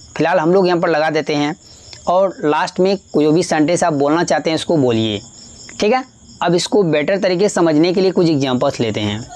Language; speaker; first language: Hindi; native; Hindi